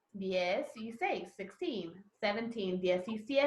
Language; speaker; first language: Spanish; non-native, learner; English